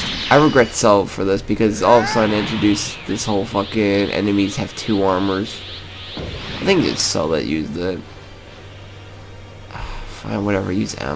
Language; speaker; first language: English; native; English